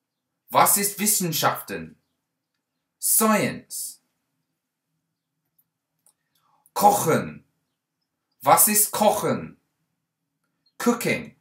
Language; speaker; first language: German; non-native, learner; English